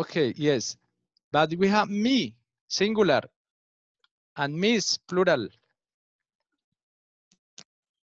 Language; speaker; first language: English; non-native, learner; Spanish